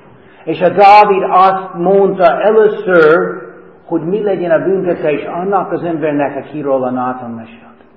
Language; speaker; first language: Hungarian; non-native, fluent; English